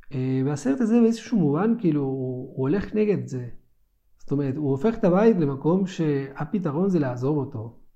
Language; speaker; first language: Hebrew; native; Hebrew